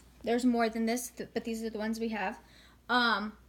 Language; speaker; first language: English; native; English